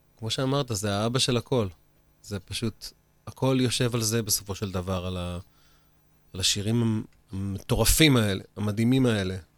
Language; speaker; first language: Hebrew; native; Hebrew